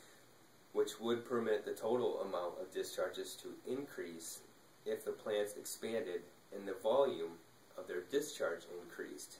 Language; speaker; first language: English; native; English